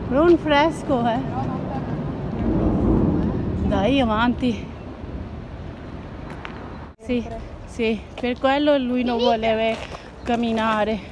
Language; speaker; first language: Italian; non-native, learner; Hindi